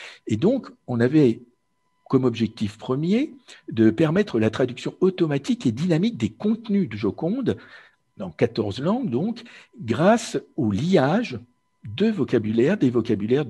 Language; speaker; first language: French; native; French